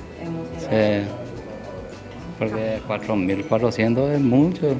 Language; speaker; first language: Spanish; non-native, local second language; Guarani